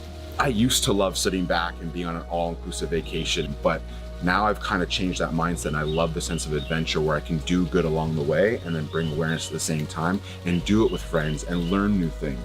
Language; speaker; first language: English; native; English